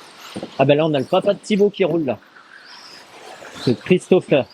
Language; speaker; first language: French; native; French